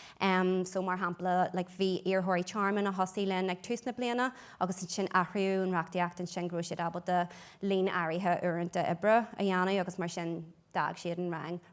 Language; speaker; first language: Irish; non-native, local second language; English